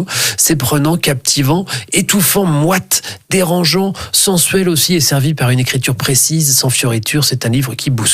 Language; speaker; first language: French; native; French